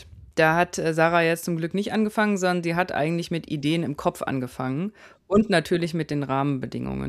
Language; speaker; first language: German; native; German